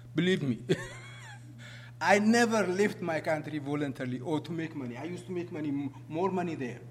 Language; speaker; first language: English; non-native, fluent; Amharic